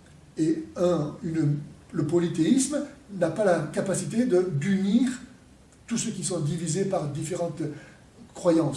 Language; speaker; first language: French; native; French